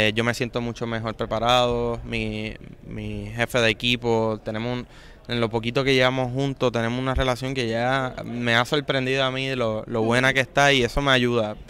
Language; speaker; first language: Spanish; native; Spanish